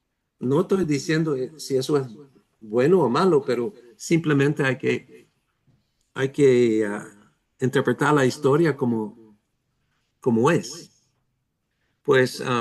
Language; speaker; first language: Spanish; non-native, fluent; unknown